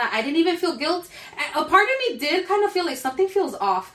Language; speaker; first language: English; early bilingual, other home language; Spanish